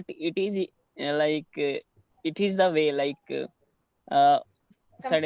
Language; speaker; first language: English; non-native, learner; Hindi